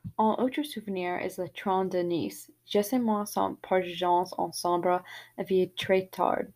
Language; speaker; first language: French; non-native, learner; English